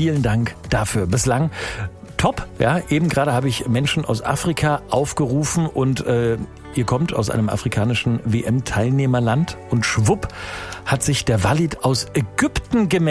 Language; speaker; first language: German; native; German